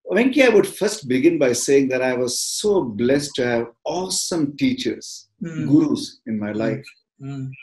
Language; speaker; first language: English; non-native, local second language; Tamil